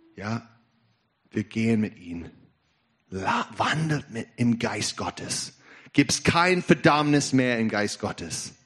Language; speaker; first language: German; non-native, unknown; English